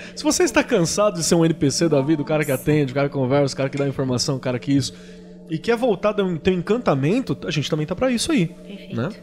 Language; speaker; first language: Portuguese; native; Portuguese